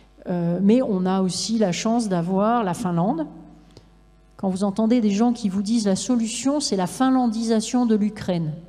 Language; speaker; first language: French; native; French